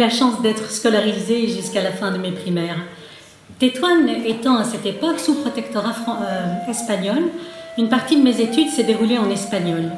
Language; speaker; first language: French; non-native, local second language; Arabic